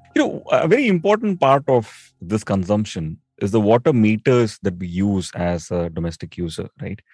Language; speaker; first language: English; non-native, local second language; Tamil